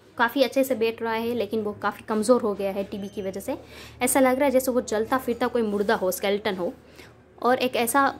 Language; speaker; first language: Hindi; non-native, local second language; Gujarati